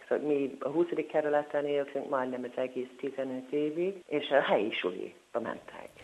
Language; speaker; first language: Hungarian; non-native, fluent; English